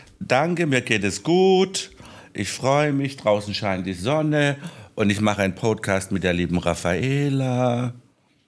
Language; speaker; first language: German; native; German